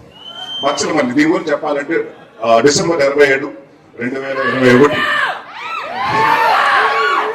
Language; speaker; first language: Telugu; native; Telugu